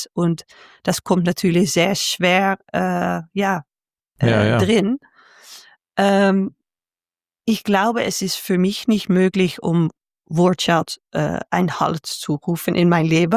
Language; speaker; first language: German; non-native, fluent; Dutch